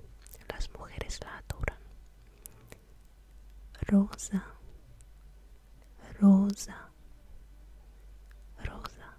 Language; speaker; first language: Spanish; non-native, fluent; Russian